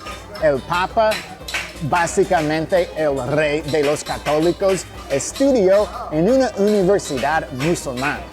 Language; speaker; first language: Spanish; non-native, fluent; English